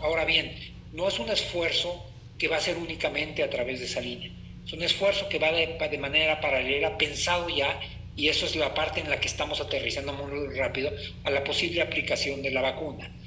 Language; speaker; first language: Spanish; native; Spanish